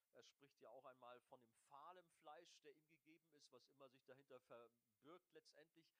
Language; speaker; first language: German; native; German